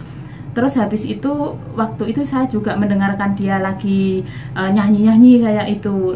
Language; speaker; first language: Indonesian; non-native, local second language; Javanese